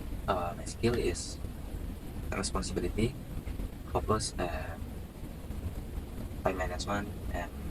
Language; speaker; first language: English; non-native, learner; Indonesian